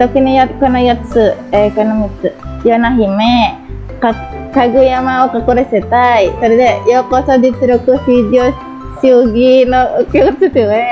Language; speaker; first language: Japanese; non-native, learner; Indonesian